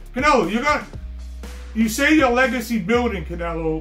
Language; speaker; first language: English; native; English